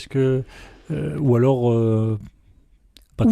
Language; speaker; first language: French; native; French